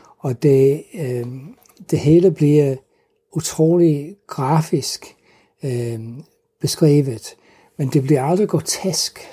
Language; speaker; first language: Danish; non-native, fluent; English